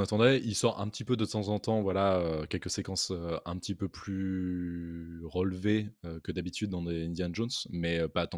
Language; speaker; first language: French; native; French